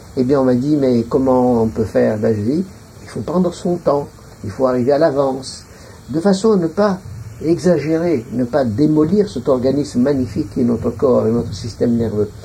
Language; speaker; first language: French; non-native, local second language; Arabic